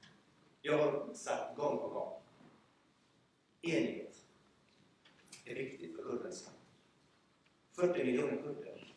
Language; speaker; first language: Swedish; early bilingual, other home language; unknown